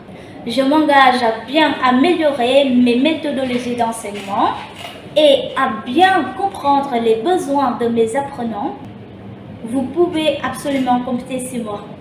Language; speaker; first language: French; non-native, local second language; Khmer